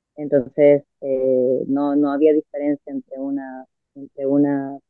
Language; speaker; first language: Spanish; native; Spanish